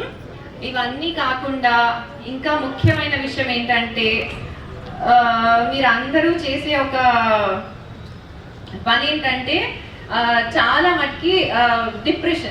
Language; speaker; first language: Telugu; native; Telugu